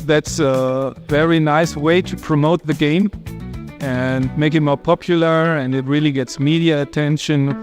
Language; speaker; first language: English; non-native, fluent; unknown